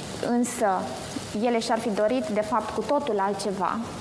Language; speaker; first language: Romanian; native; Romanian